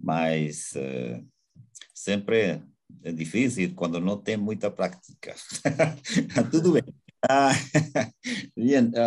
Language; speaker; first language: Portuguese; non-native, learner; Spanish